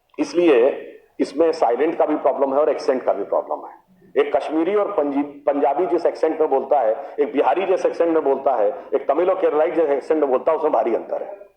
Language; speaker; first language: Hindi; native; Hindi